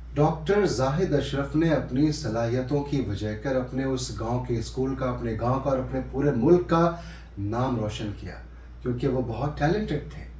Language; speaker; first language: Hindi; native; Hindi